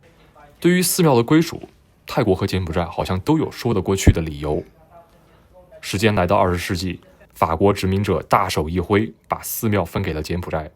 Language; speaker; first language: Chinese; native; Chinese